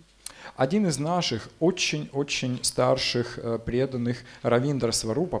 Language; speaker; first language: Russian; native; Russian